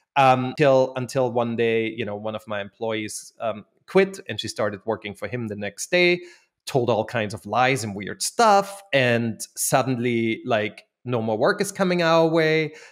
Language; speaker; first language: English; non-native, fluent; German